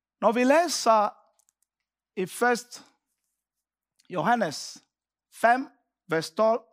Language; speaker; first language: Danish; non-native, fluent; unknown